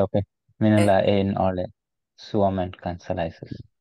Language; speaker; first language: Finnish; non-native, learner; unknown